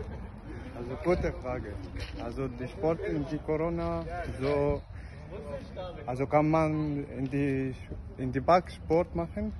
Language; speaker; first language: German; non-native, learner; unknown